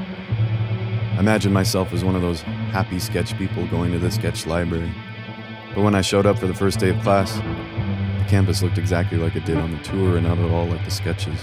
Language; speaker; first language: English; native; English